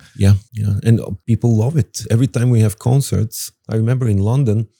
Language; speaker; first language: English; non-native, fluent; Bulgarian